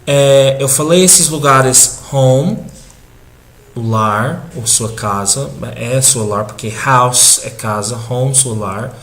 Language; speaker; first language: Portuguese; non-native, fluent; English